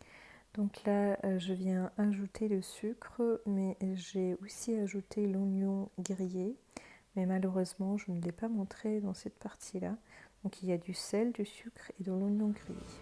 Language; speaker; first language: French; non-native, fluent; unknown